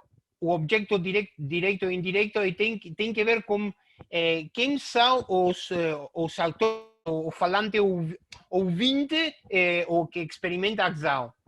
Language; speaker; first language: Portuguese; non-native, fluent; Spanish